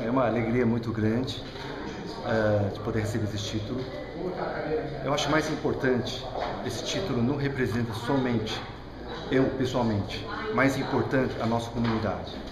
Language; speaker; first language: Portuguese; non-native, fluent; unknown